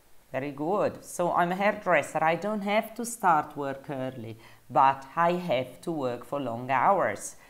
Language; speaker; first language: English; non-native, fluent; Italian